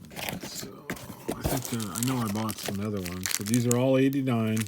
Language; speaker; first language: English; native; English